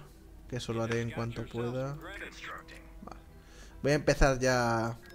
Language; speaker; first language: Spanish; native; Spanish